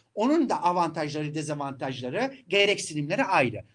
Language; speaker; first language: Turkish; native; Turkish